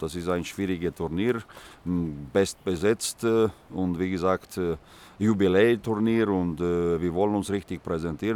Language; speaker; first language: German; non-native, fluent; Russian